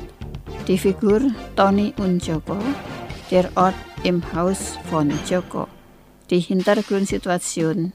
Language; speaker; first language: German; non-native, fluent; Indonesian